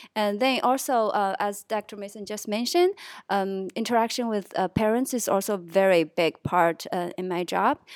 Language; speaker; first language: English; non-native, fluent; Chinese